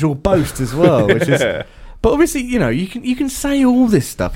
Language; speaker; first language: English; native; English